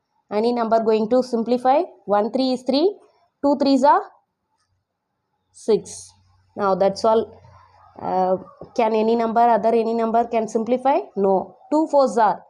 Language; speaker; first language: English; non-native, local second language; Tamil